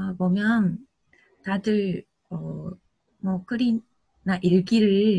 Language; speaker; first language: Korean; non-native, fluent; Japanese